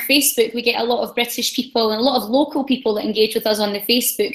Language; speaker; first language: English; native; English